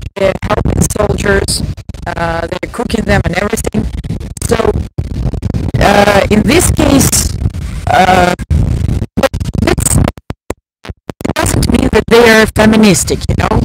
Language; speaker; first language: English; non-native, fluent; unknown